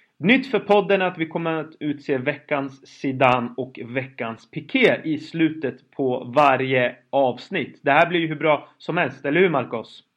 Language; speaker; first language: Swedish; early bilingual, other home language; Kurdish